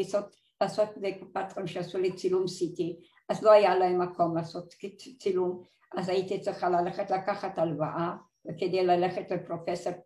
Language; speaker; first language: Hebrew; non-native, fluent; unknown